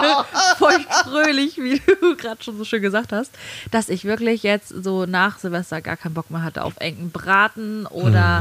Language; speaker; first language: German; native; German